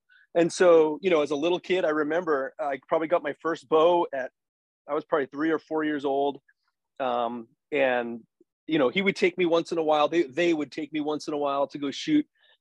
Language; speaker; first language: English; native; English